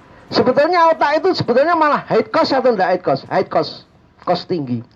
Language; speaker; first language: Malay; non-native, local second language; Javanese